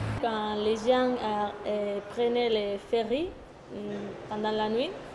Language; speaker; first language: French; non-native, fluent; Spanish